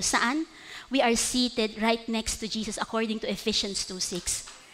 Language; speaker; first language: English; non-native, local second language; Filipino